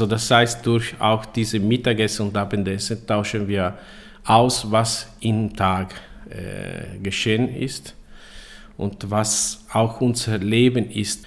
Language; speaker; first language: German; non-native, learner; Italian